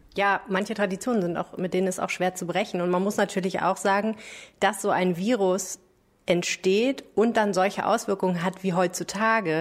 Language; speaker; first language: German; native; German